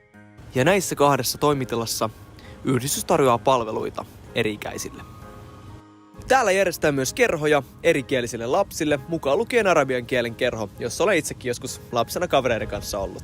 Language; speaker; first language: Finnish; native; Finnish